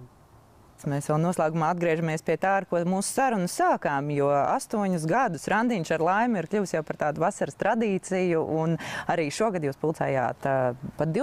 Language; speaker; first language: Latvian; native; Latvian